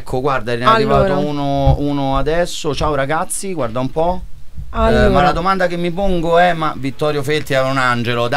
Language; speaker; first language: Italian; native; Italian